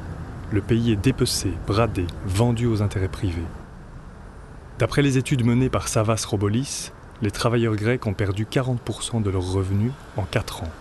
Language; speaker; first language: French; native; French